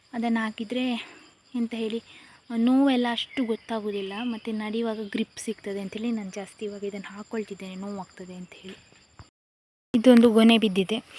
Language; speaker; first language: Kannada; native; Kannada